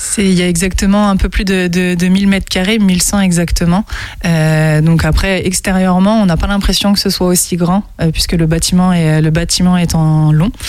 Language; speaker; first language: French; native; French